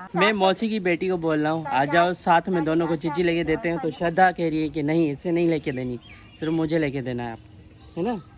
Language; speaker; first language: Urdu; non-native, local second language; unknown